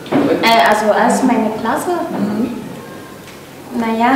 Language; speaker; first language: German; non-native, learner; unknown